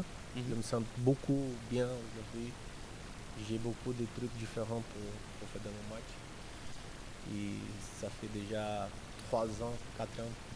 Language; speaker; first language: French; non-native, learner; Portuguese